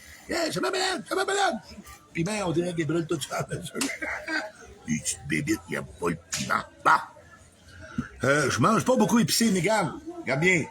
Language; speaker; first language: French; native; French